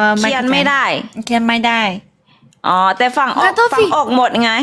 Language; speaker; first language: Thai; non-native, fluent; Korean